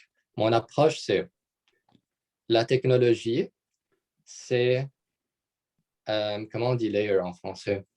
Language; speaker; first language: French; non-native, local second language; Arabic